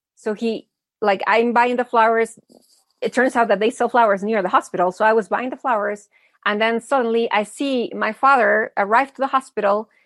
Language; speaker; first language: English; early bilingual, other home language; Spanish